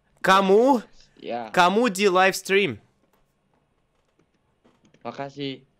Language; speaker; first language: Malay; non-native, learner; Russian